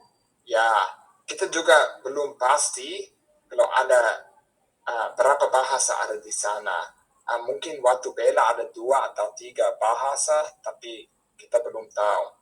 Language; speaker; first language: Indonesian; non-native, fluent; English